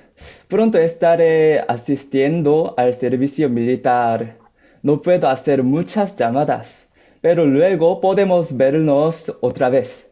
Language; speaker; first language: Spanish; non-native, learner; Korean